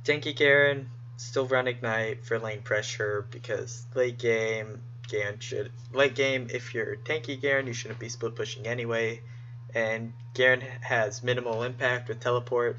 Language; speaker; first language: English; native; English